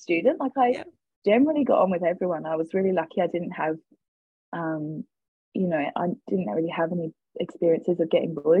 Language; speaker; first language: English; native; English